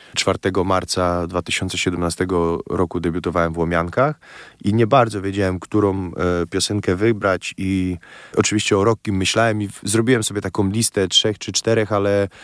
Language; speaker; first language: Polish; native; Polish